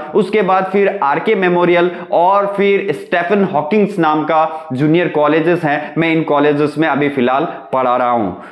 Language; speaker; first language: Hindi; non-native, local second language; Nepali